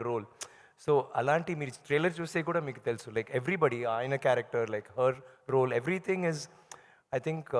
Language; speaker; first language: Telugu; non-native, learner; Tamil